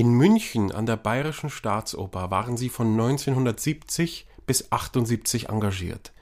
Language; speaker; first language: German; native; German